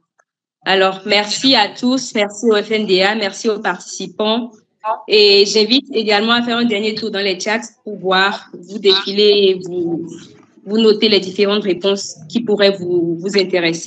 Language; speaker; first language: French; native; French